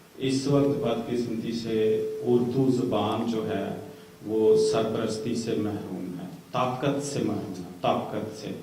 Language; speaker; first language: Urdu; non-native, local second language; Punjabi